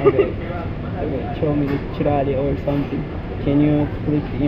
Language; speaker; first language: English; non-native, learner; Turkish